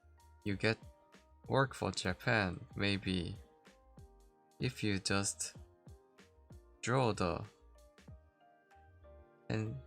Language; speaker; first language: English; non-native, learner; Korean